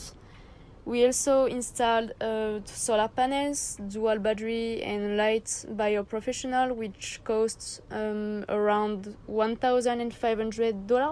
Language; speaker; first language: English; non-native, learner; French